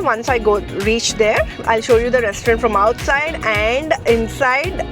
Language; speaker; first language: English; non-native, local second language; Telugu